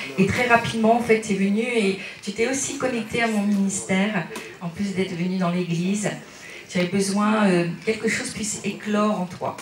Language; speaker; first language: French; native; French